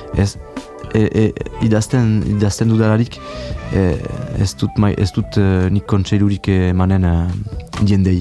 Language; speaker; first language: Basque; non-native, fluent; French